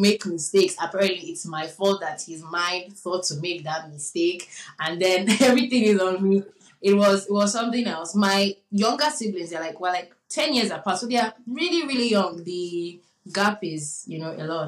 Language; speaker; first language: English; non-native, local second language; Yoruba